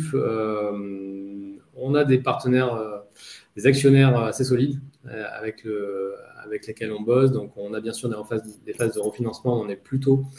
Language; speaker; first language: French; native; French